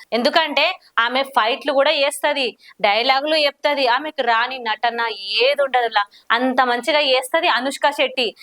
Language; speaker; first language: Telugu; native; Telugu